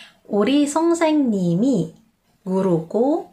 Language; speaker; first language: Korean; non-native, fluent; Indonesian